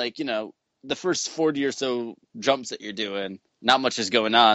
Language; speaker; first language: English; native; English